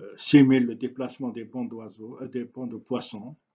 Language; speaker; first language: French; non-native, local second language; Arabic